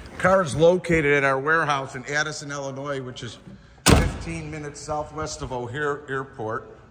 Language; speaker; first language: English; native; English